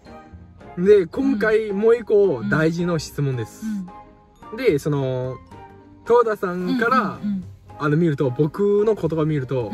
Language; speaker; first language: Japanese; non-native, fluent; Chinese